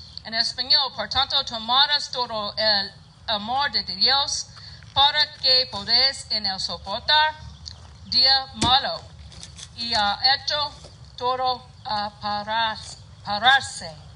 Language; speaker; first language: Spanish; non-native, learner; English